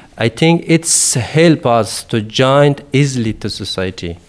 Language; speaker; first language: English; non-native, learner; Persian